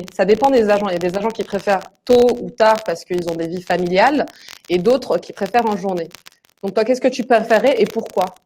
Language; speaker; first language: French; native; French